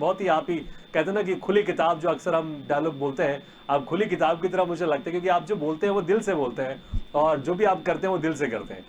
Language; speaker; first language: Hindi; native; Hindi